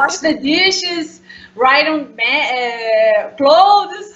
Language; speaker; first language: English; non-native, learner; Portuguese